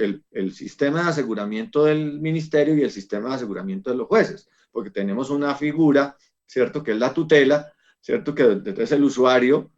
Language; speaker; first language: Spanish; native; Spanish